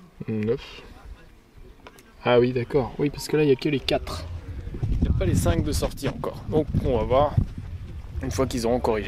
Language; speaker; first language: French; native; French